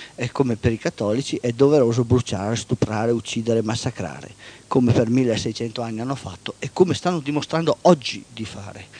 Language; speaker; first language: Italian; native; Italian